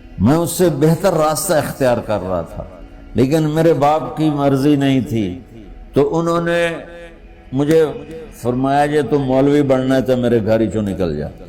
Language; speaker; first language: Urdu; non-native, local second language; Punjabi